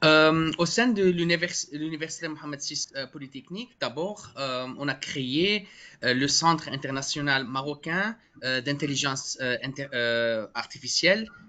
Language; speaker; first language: French; non-native, fluent; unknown